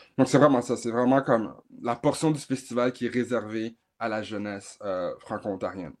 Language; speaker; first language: French; native; French